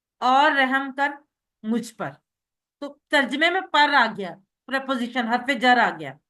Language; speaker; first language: Urdu; native; Urdu